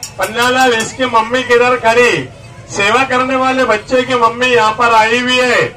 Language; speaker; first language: Hindi; non-native, local second language; Marathi